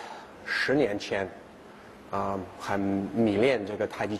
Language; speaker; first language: Chinese; non-native, fluent; English